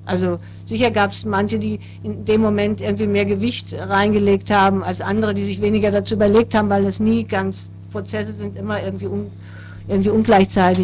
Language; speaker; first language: German; native; German